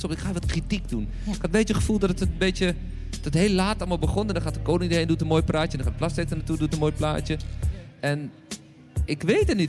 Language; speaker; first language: Dutch; native; Dutch